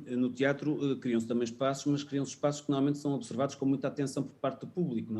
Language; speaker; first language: Portuguese; native; Portuguese